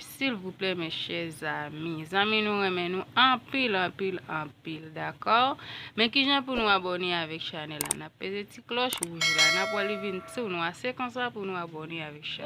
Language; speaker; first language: French; non-native, learner; Haitian Creole